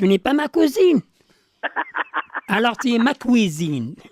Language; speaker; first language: French; non-native, local second language; Arabic